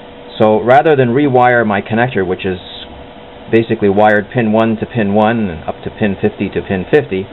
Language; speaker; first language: English; native; English